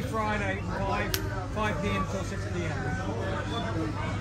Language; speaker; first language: English; native; English